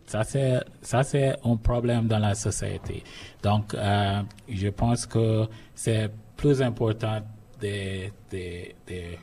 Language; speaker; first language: French; non-native, learner; English